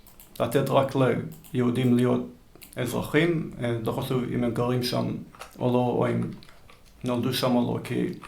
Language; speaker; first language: Hebrew; early bilingual, heritage; Hebrew